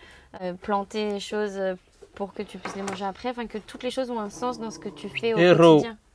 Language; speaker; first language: French; native; French